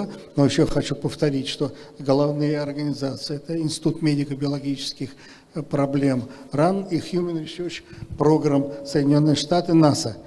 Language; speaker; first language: Russian; native; Russian